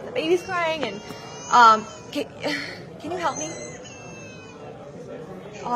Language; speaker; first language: English; native; English